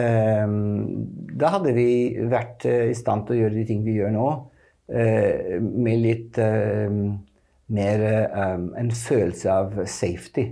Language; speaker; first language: Norwegian; non-native, fluent; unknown